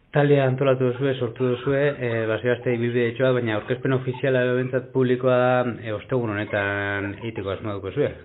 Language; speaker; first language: Basque; native; Basque